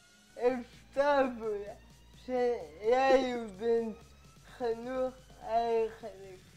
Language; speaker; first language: Dutch; early bilingual, other home language; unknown